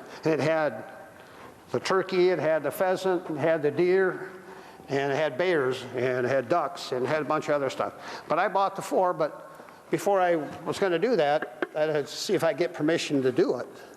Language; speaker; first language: English; native; English